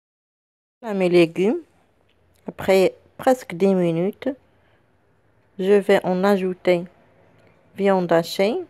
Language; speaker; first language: French; non-native, local second language; Arabic